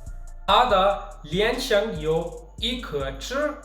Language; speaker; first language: Chinese; non-native, fluent; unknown